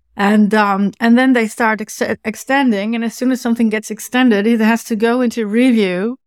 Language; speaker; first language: English; non-native, fluent; Dutch